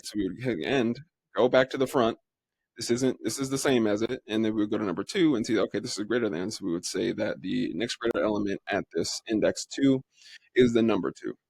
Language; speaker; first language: English; native; English